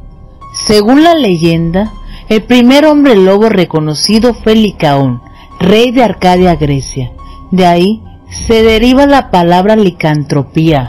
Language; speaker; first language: Spanish; native; Spanish